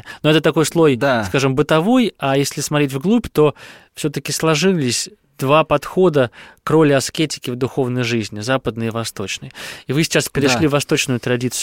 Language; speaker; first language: Russian; native; Russian